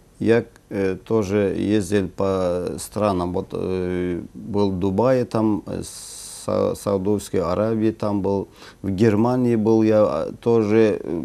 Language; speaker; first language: Russian; non-native, local second language; Azerbaijani